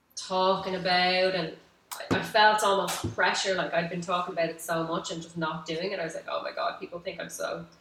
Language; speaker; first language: English; native; English